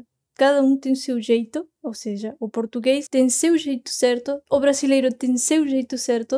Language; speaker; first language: Portuguese; non-native, fluent; Spanish